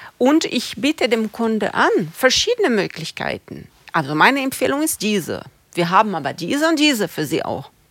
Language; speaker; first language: German; non-native, fluent; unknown